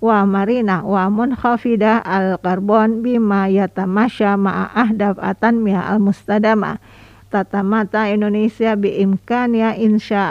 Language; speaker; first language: Arabic; non-native, fluent; Indonesian